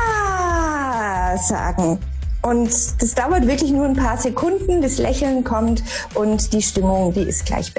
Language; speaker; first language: German; native; German